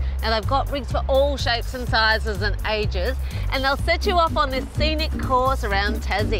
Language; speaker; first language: English; native; English